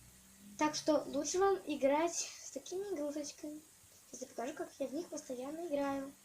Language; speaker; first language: Russian; native; Russian